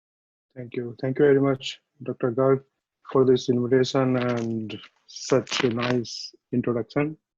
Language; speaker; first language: English; non-native, fluent; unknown